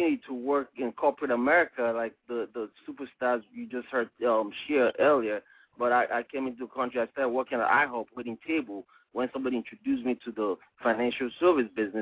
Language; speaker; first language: English; non-native, local second language; Igbo